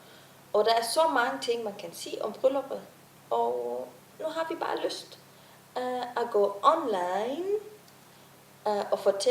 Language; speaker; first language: Danish; non-native, fluent; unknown